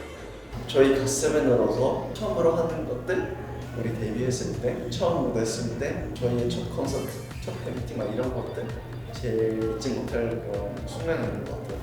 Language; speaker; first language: Korean; non-native, fluent; English